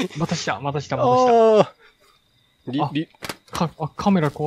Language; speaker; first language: Japanese; native; Japanese